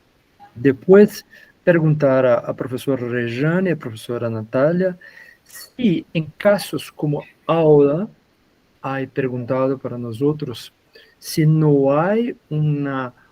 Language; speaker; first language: Spanish; non-native, learner; Portuguese